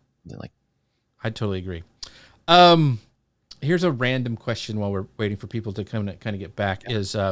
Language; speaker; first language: English; native; English